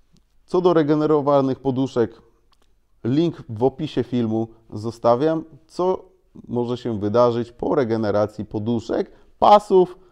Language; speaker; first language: Polish; native; Polish